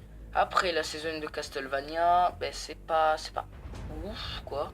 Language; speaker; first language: French; native; French